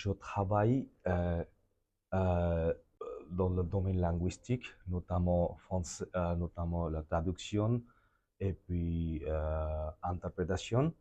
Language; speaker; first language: French; non-native, fluent; Bangla